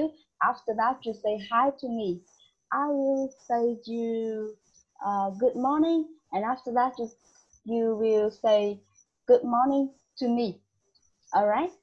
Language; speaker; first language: English; non-native, learner; Vietnamese